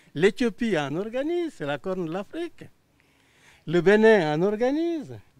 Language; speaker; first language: French; non-native, local second language; Wolof